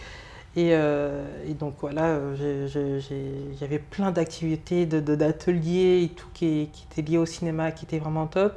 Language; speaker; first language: French; early bilingual, other home language; Lingala